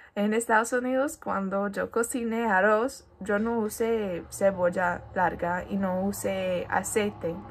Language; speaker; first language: Spanish; non-native, fluent; English